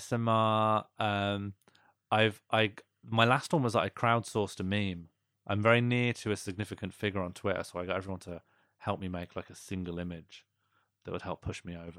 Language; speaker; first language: English; native; English